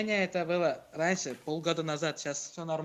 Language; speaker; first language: Russian; non-native, fluent; Uzbek